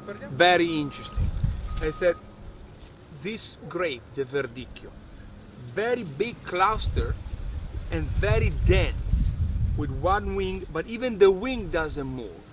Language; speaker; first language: English; non-native, fluent; Italian